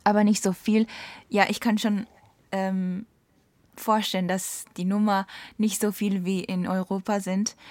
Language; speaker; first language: German; non-native, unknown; Japanese